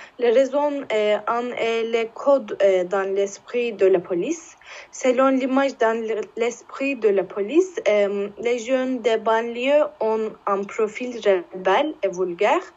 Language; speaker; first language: French; non-native, learner; Turkish